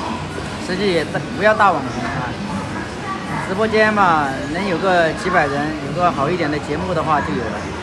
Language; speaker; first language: Chinese; native; Chinese